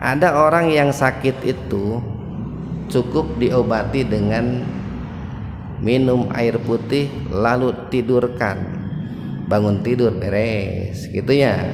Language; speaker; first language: Indonesian; native; Indonesian